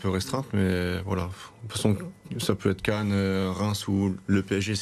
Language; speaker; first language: French; native; French